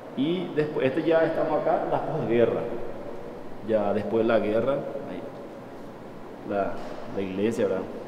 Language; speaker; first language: Spanish; native; Spanish